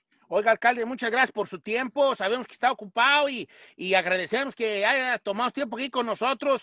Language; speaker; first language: Spanish; native; Spanish